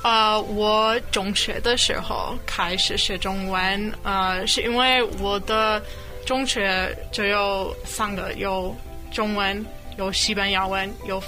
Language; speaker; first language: Chinese; non-native, learner; English